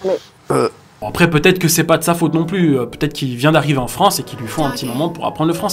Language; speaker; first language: French; native; French